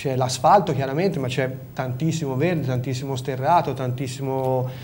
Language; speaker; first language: Italian; native; Italian